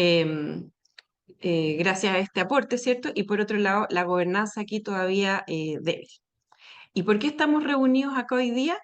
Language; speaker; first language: Spanish; native; Spanish